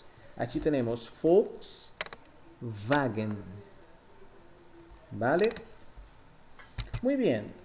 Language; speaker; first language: Spanish; non-native, fluent; Portuguese